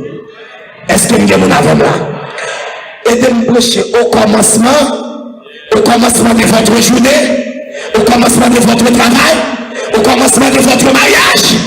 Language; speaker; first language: French; non-native, local second language; Haitian Creole